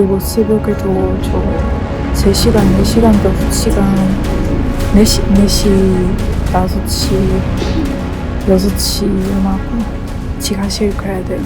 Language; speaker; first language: Korean; non-native, learner; Ukrainian